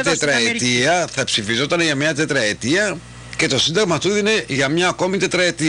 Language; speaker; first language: Greek; native; Greek